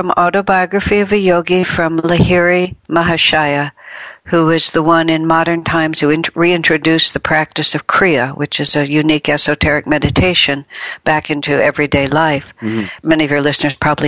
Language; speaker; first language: English; native; English